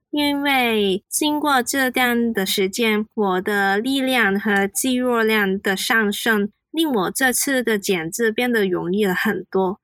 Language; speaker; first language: Chinese; non-native, local second language; Cantonese